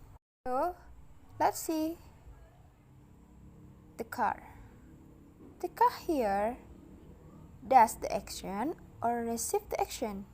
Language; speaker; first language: English; non-native, learner; Indonesian